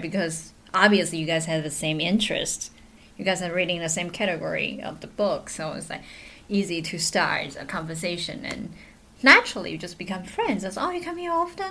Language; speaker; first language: English; non-native, fluent; Chinese